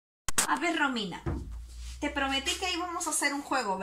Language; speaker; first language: Spanish; native; Spanish